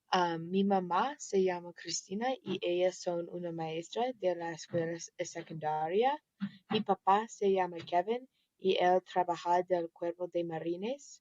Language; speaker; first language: Spanish; non-native, learner; English